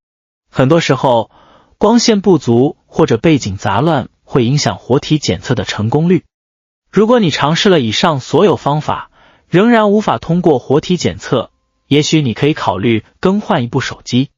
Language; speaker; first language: Chinese; native; Chinese